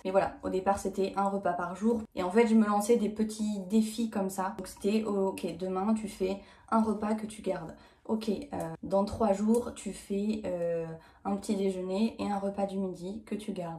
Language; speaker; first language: French; native; French